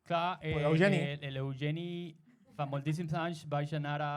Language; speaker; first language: Catalan; non-native, learner; Spanish